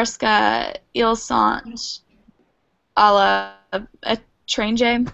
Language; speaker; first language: French; non-native, learner; English